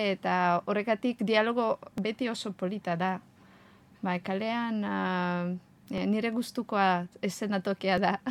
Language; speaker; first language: Basque; non-native, learner; Ukrainian